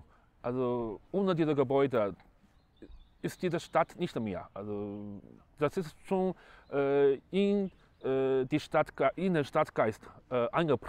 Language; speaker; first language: German; non-native, fluent; Chinese